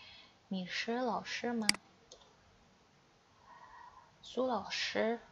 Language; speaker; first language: Chinese; non-native, fluent; Indonesian